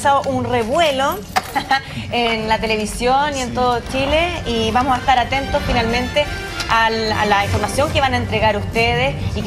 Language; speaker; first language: Spanish; native; Spanish